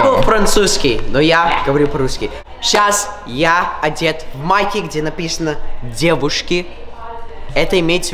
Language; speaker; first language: Russian; early bilingual, heritage; Russian